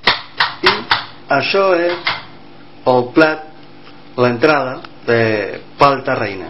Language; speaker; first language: Catalan; non-native, learner; Spanish